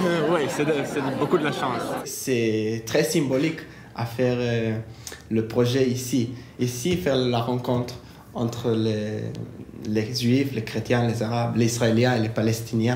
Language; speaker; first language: French; non-native, fluent; Hebrew